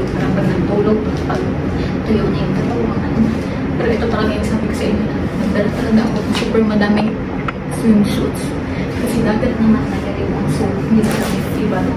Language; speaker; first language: Filipino; non-native, local second language; Hiligaynon